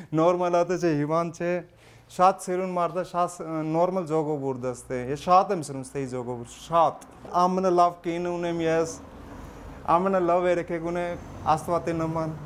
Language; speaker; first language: Armenian; non-native, learner; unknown